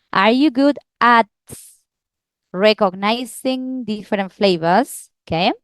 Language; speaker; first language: English; non-native, fluent; Spanish